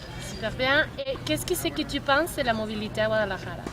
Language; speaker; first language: French; non-native, learner; Spanish